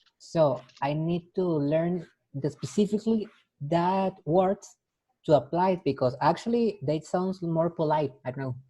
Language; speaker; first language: English; non-native, learner; Spanish